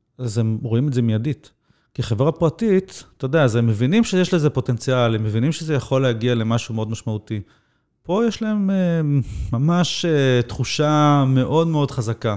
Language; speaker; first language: Hebrew; native; Hebrew